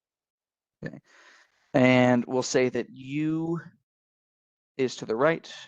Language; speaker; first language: English; native; English